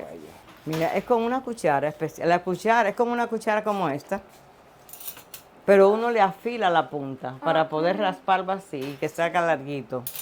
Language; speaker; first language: Spanish; native; Spanish